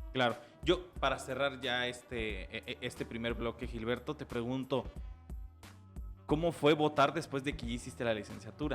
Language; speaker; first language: Spanish; native; Spanish